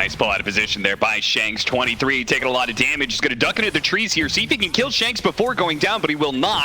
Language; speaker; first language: English; native; English